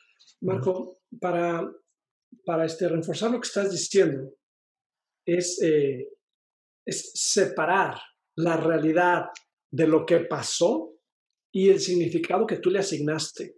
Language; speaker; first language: Spanish; native; Spanish